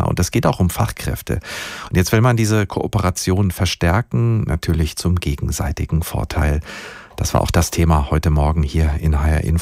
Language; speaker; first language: German; native; German